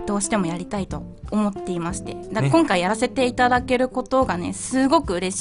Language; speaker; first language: Japanese; native; Japanese